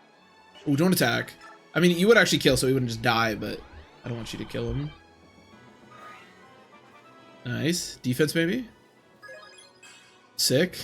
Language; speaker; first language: English; native; English